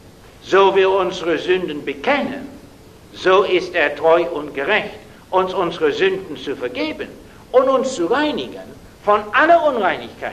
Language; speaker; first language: German; non-native, fluent; English